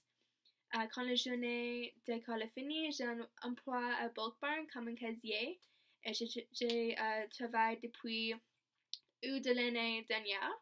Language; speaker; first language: French; non-native, learner; English